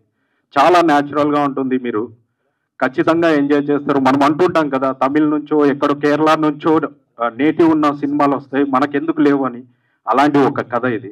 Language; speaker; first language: Telugu; native; Telugu